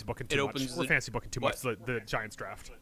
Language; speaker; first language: English; native; English